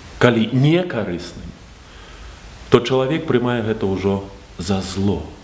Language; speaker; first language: Belarusian; native; Belarusian